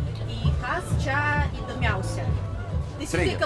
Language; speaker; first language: Lithuanian; non-native, learner; Russian